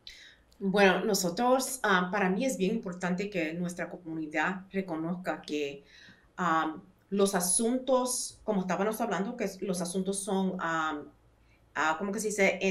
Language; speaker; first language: Spanish; early bilingual, heritage; Spanish